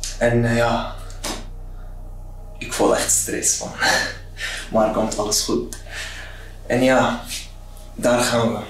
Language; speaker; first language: Dutch; non-native, learner; Arabic